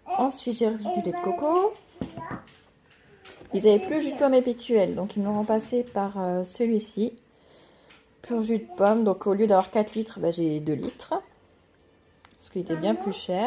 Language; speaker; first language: French; native; French